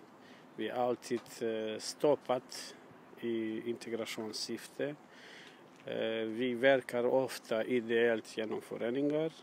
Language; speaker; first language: Swedish; non-native, learner; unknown